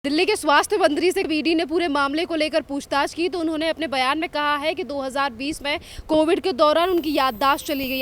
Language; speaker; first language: Hindi; native; Hindi